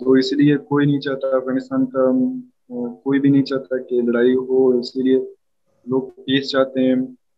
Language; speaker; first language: Hindi; non-native, fluent; Pashto